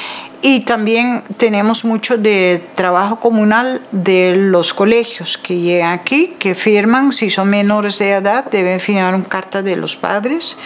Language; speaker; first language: Spanish; non-native, fluent; Dutch